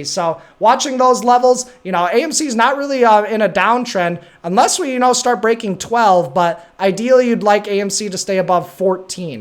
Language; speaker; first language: English; native; English